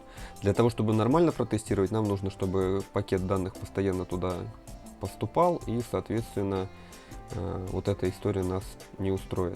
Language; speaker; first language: Russian; native; Russian